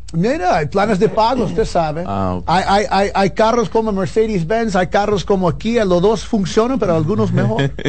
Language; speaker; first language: Spanish; early bilingual, heritage; Spanish